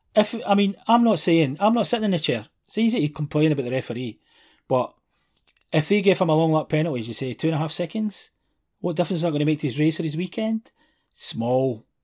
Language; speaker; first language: English; native; English